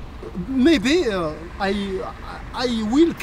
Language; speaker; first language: English; non-native, learner; Arabic